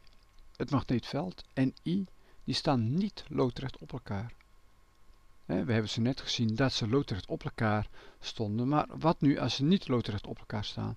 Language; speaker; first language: Dutch; native; Dutch